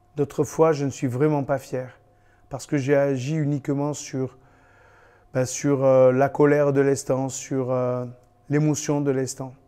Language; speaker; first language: French; native; French